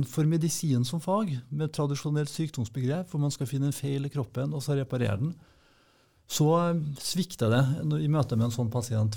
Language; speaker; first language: Norwegian; native; Norwegian